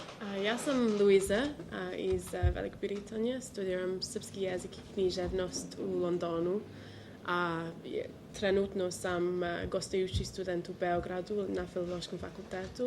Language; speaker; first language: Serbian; non-native, learner; English